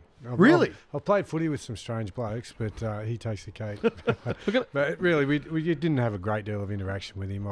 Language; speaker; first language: English; native; English